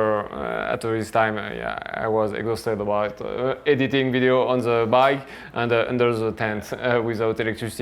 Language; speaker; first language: English; non-native, fluent; French